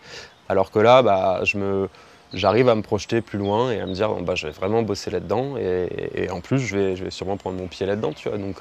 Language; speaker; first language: French; native; French